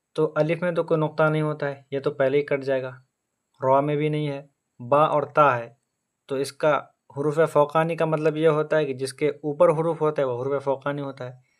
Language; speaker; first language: Hindi; native; Hindi